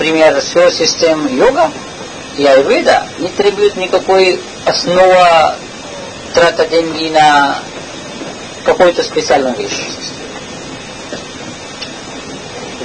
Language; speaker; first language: Russian; non-native, learner; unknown